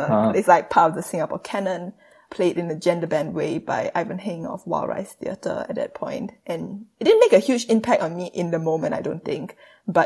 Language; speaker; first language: English; native; English